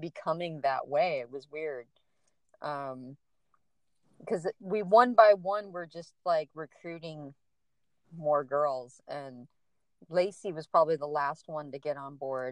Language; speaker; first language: English; native; English